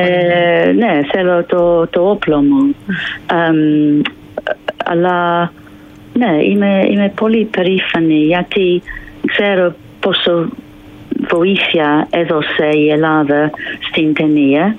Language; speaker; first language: Greek; non-native, fluent; English